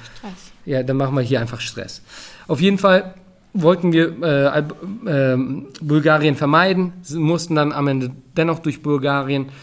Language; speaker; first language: German; early bilingual, other home language; Turkish